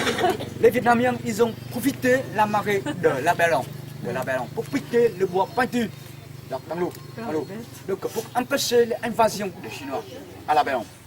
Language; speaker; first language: French; non-native, fluent; Vietnamese